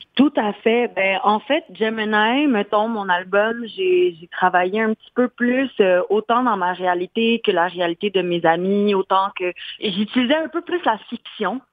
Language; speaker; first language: French; non-native, local second language; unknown